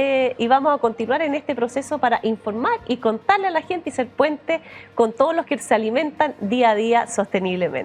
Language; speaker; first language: Spanish; native; Spanish